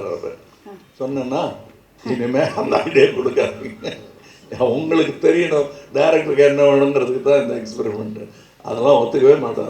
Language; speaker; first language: Tamil; native; Tamil